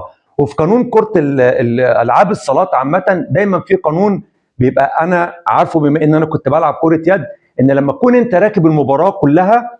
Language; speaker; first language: Arabic; native; Arabic